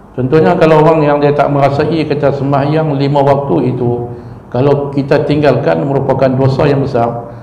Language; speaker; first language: Malay; native; Malay